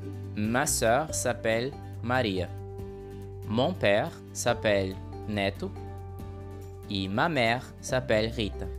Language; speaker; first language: French; non-native, learner; Portuguese